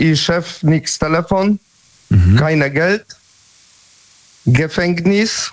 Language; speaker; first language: German; non-native, learner; Polish